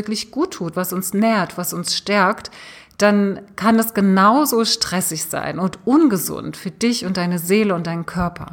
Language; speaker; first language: German; native; German